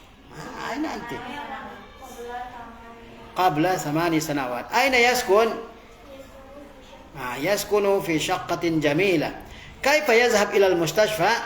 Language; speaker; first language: Arabic; non-native, fluent; Indonesian